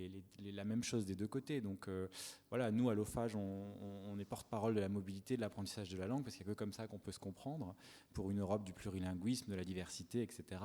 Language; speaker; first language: French; native; French